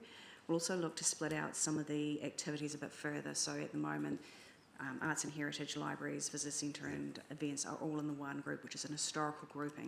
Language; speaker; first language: English; native; English